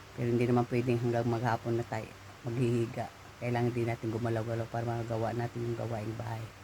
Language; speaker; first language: Filipino; native; Filipino